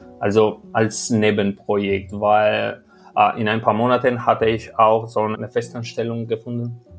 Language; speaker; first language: German; non-native, fluent; Albanian